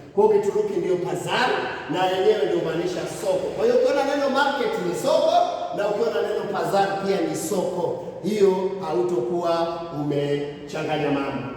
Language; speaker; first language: Swahili; native; Swahili